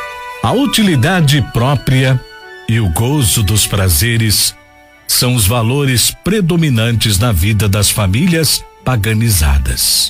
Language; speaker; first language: Portuguese; native; Portuguese